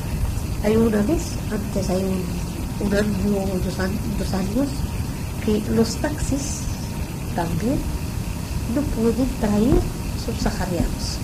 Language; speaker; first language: Spanish; non-native, learner; Arabic